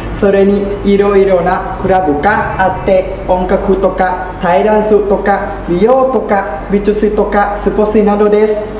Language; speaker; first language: Japanese; non-native, learner; Thai